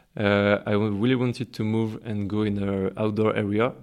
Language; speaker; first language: English; non-native, learner; French